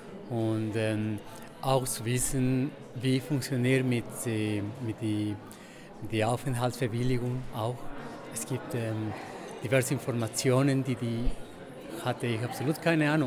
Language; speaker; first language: German; non-native, learner; Spanish